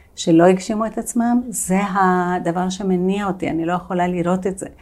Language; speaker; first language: Hebrew; non-native, fluent; Spanish